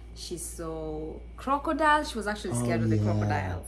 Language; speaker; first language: English; non-native, local second language; Kikuyu